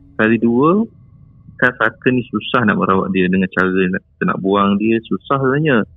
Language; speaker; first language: Malay; native; Malay